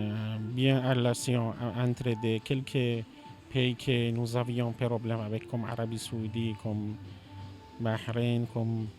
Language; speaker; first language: French; non-native, learner; Persian